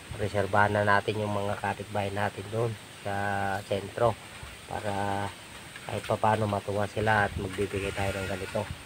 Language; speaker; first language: Filipino; non-native, local second language; Iloko